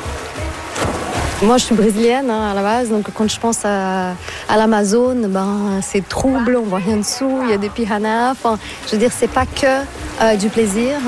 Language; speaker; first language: French; non-native, fluent; Portuguese